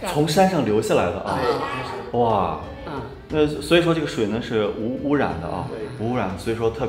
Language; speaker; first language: Chinese; native; Chinese